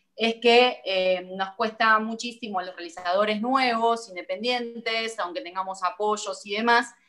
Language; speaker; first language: Spanish; native; Spanish